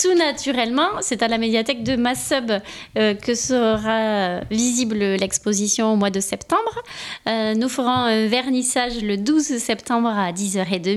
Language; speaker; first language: French; native; French